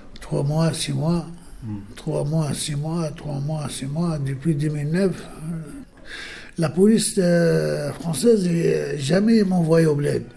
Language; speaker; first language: French; non-native, learner; Arabic